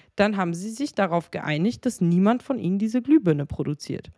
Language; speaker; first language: German; native; German